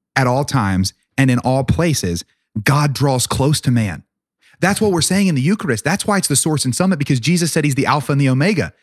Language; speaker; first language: English; native; English